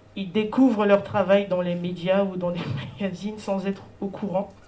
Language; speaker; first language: French; native; French